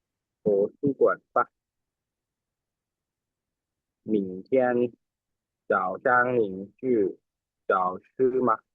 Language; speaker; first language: Chinese; non-native, learner; Lao